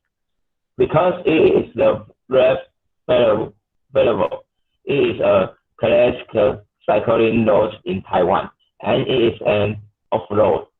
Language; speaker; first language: English; non-native, learner; Chinese